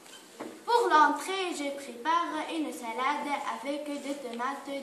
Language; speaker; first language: French; non-native, learner; Arabic